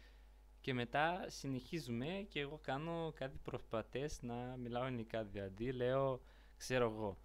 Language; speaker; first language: Greek; non-native, learner; Bulgarian